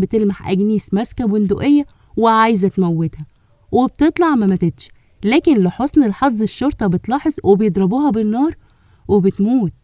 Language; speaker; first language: Arabic; native; Arabic